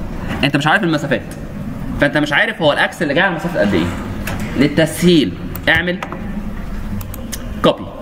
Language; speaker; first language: Arabic; native; Arabic